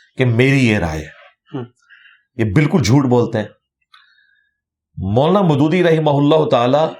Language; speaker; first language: Urdu; non-native, local second language; Punjabi